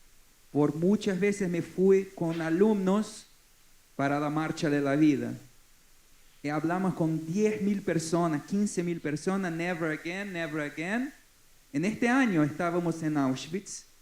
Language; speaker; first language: Spanish; non-native, fluent; Portuguese